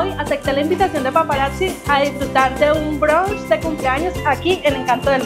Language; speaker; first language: Spanish; native; Spanish